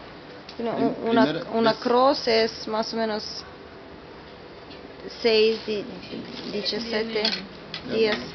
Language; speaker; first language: Spanish; non-native, learner; Italian